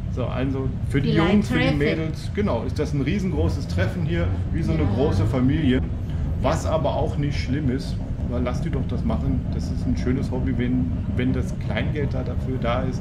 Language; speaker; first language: German; native; German